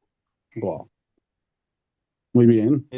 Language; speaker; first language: Spanish; non-native, learner; Urdu